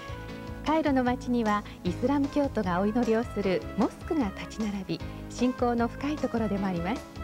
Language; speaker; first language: Japanese; native; Japanese